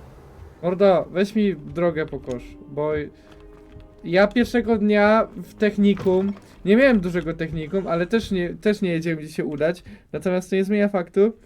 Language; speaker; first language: Polish; native; Polish